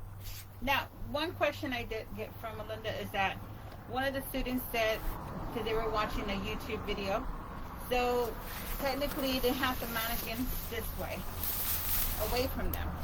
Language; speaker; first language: English; native; English